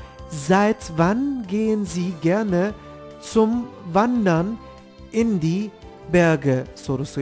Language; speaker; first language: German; non-native, fluent; Turkish